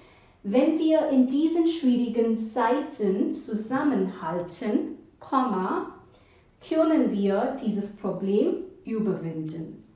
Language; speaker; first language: German; non-native, fluent; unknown